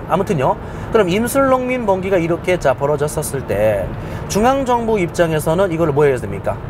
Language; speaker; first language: Korean; native; Korean